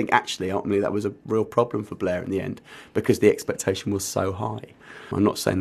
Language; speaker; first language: English; native; English